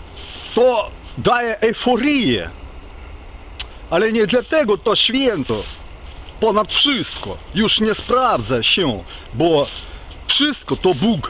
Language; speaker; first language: Polish; non-native, learner; Ukrainian